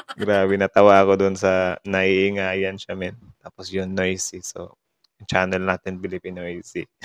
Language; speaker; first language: Filipino; native; Filipino